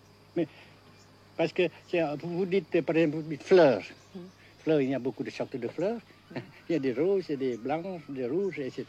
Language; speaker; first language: French; non-native, fluent; Vietnamese